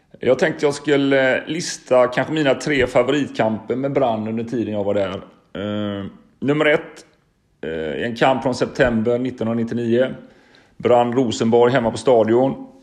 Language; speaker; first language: Swedish; native; Swedish